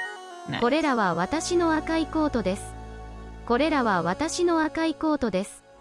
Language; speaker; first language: Japanese; non-native, learner; English